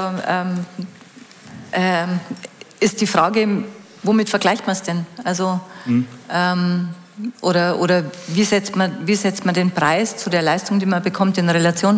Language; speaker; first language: German; native; German